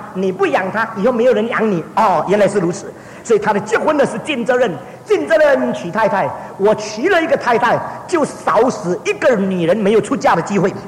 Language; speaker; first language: Chinese; early bilingual, heritage; Chinese